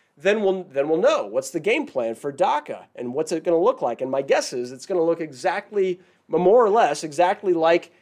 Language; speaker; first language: English; native; English